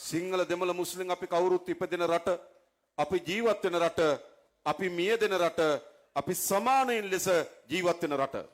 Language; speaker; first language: Sinhala; native; Sinhala